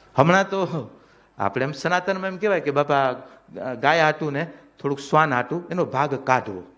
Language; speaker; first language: Gujarati; non-native, local second language; Kachhi